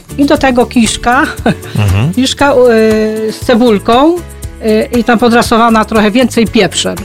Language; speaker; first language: Polish; native; Polish